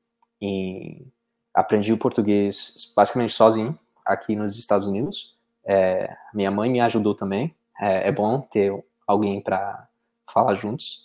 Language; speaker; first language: Portuguese; early bilingual, heritage; English